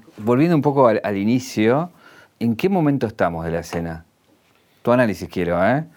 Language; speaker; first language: Spanish; native; Spanish